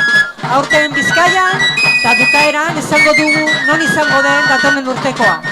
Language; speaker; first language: Basque; native; Basque